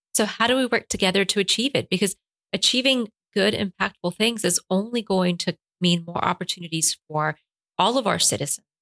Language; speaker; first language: English; non-native, fluent; Spanish